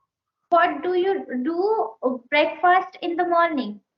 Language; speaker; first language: English; non-native, learner; Hindi